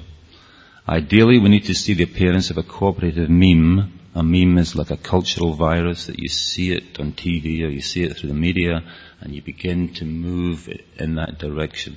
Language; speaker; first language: English; native; English